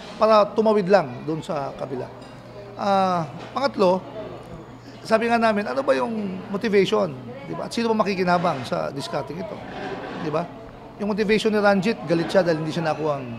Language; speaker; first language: Filipino; non-native, local second language; Pangasinan